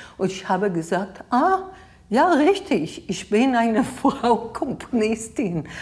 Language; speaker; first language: German; non-native, fluent; Hebrew